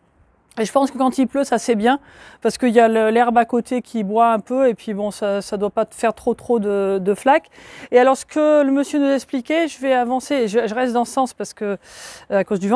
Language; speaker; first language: French; native; French